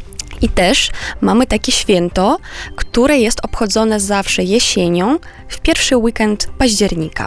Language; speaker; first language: Polish; non-native, fluent; Romanian